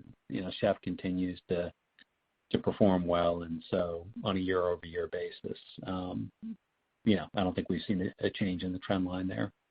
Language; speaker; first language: English; native; English